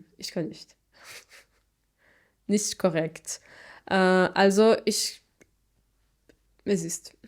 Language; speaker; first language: German; non-native, learner; Portuguese